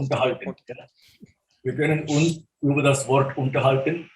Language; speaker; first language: German; non-native, fluent; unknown